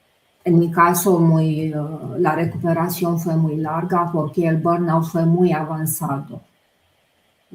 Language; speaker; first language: Spanish; non-native, fluent; Romanian